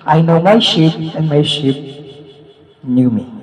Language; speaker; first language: English; non-native, local second language; Filipino